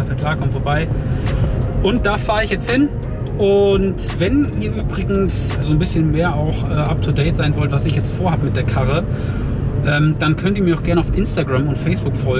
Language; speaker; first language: German; native; German